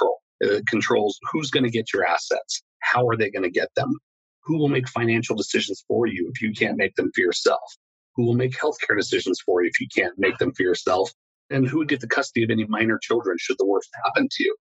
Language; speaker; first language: English; native; English